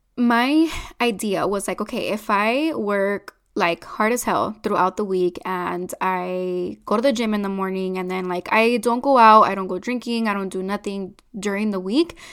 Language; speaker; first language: English; non-native, fluent; Spanish